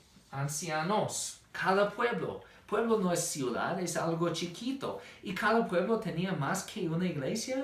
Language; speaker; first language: Spanish; non-native, fluent; English